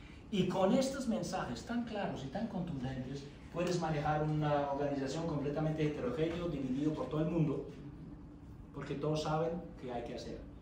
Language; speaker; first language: Spanish; non-native, fluent; German